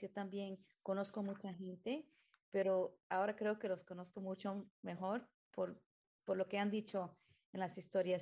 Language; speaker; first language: Spanish; early bilingual, heritage; Spanish